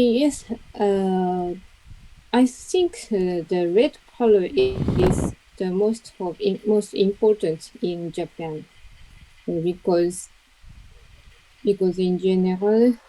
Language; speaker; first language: English; non-native, learner; Japanese